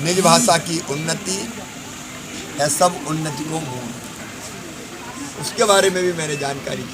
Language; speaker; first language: Hindi; native; Hindi